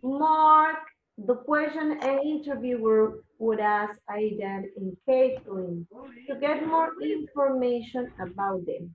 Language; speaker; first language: English; non-native, learner; Spanish